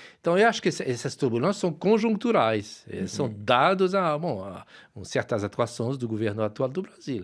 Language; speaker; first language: Portuguese; non-native, fluent; French